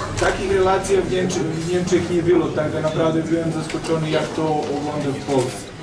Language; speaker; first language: Polish; non-native, fluent; Serbian